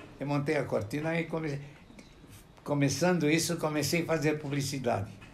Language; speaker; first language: Portuguese; non-native, fluent; Romanian